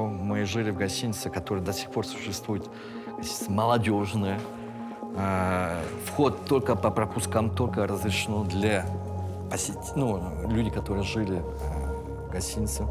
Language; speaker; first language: Russian; early bilingual, heritage; French